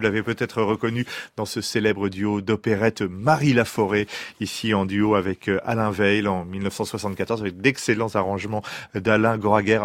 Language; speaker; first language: French; native; French